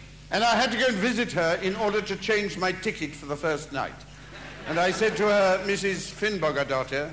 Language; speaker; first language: English; early bilingual, other home language; German